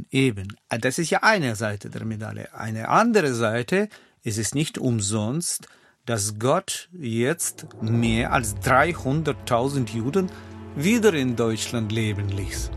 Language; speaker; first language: German; non-native, fluent; Russian